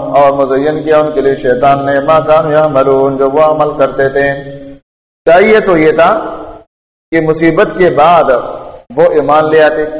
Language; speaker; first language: Urdu; non-native, local second language; Pashto